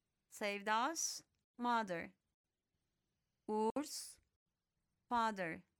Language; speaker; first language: English; non-native, fluent; Turkish